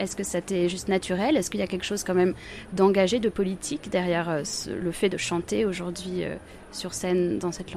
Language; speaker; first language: French; native; French